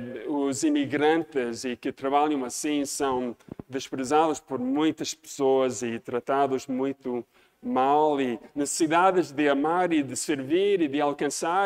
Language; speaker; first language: Portuguese; non-native, fluent; English